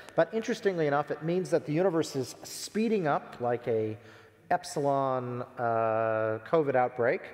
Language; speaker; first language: English; native; English